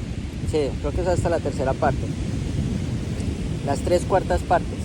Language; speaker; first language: Spanish; native; Spanish